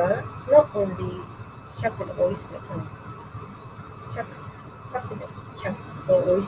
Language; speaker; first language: English; non-native, learner; Japanese